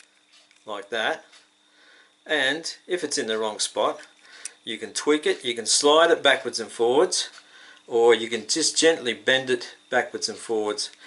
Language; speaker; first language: English; native; English